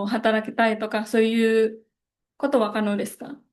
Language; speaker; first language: Japanese; non-native, fluent; Indonesian